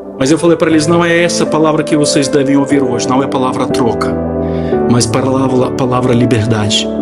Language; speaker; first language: Portuguese; non-native, fluent; Ukrainian